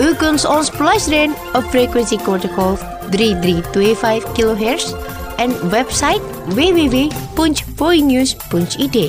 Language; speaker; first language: Dutch; non-native, fluent; Indonesian